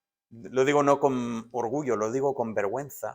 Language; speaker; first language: Spanish; native; Spanish